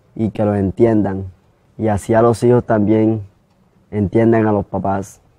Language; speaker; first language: Spanish; native; Spanish